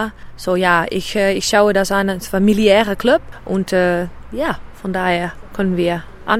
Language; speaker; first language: German; non-native, learner; Dutch